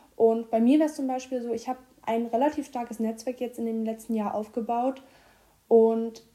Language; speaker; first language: German; native; German